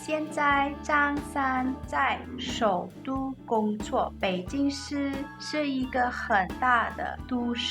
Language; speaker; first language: Chinese; non-native, learner; English